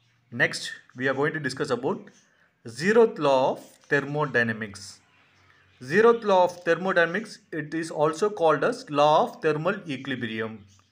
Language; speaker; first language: English; non-native, local second language; Tamil